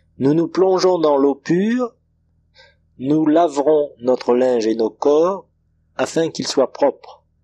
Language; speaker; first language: French; non-native, local second language; Comorian